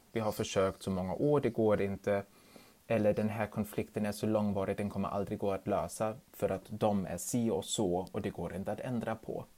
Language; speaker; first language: Swedish; non-native, fluent; German